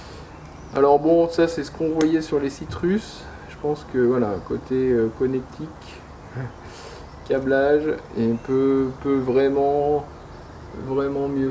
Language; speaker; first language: French; native; French